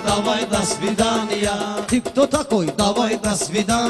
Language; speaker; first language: Russian; non-native, learner; Talysh